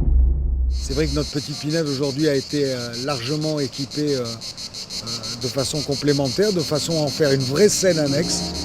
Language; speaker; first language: French; native; French